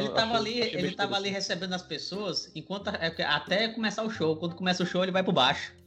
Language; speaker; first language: Portuguese; native; Portuguese